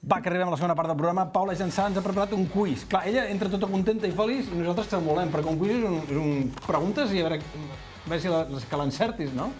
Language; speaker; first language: Catalan; native; Catalan